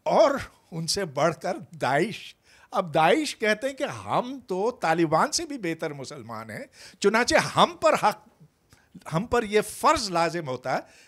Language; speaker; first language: Urdu; native; Urdu